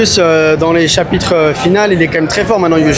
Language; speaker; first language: French; native; French